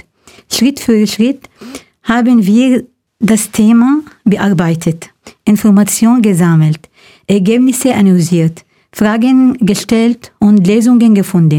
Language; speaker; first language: German; non-native, fluent; Arabic